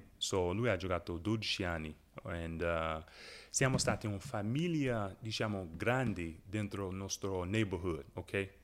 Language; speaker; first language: Italian; non-native, learner; English